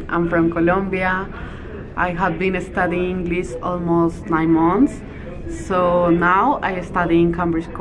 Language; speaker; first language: English; non-native, learner; Spanish